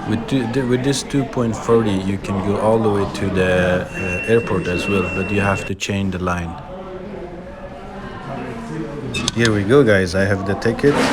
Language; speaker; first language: English; non-native, fluent; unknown